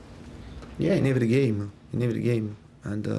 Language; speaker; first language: English; non-native, fluent; Italian